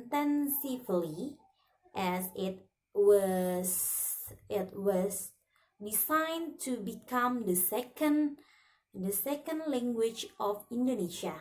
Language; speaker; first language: English; non-native, learner; Indonesian